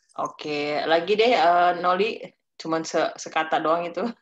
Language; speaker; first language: Indonesian; native; Indonesian